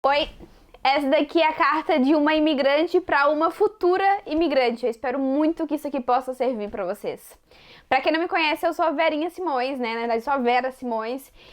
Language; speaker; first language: Portuguese; native; Portuguese